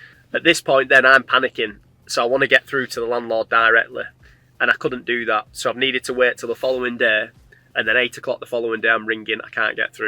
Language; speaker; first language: English; native; English